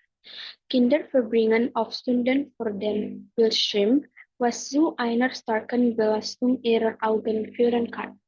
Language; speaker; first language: German; non-native, learner; Indonesian